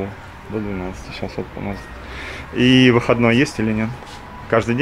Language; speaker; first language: Russian; native; Russian